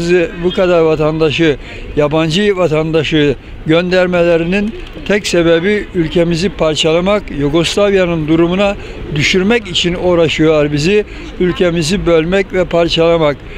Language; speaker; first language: Turkish; native; Turkish